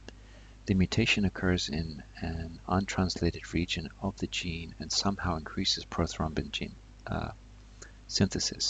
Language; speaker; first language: English; native; English